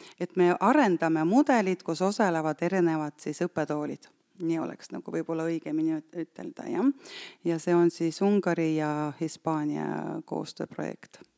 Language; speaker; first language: Estonian; non-native, local second language; Russian